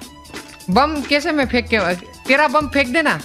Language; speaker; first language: Hindi; native; Hindi